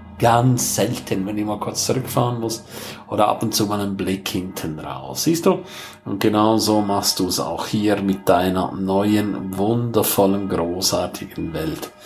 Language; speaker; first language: German; non-native, local second language; Romansh